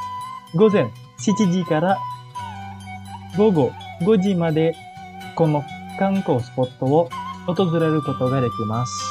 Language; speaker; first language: Japanese; non-native, fluent; Indonesian